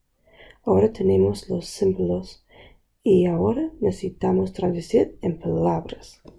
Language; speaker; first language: Spanish; non-native, local second language; English